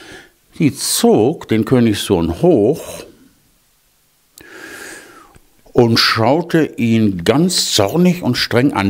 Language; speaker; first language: German; native; German